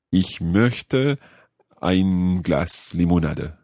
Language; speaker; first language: German; non-native, learner; English